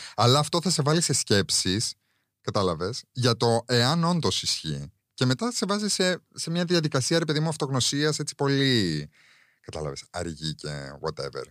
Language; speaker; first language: Greek; early bilingual, heritage; Greek